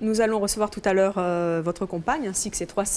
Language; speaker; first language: French; native; French